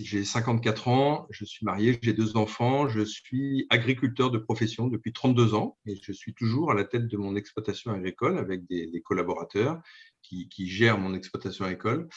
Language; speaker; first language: French; native; French